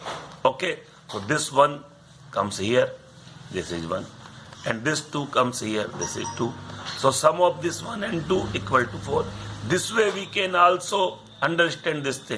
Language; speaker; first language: English; non-native, local second language; Hindi